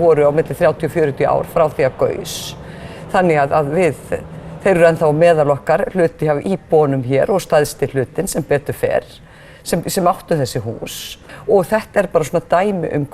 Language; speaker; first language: Icelandic; native; Icelandic